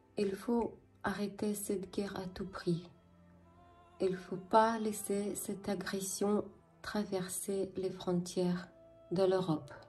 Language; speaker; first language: French; non-native, fluent; Ukrainian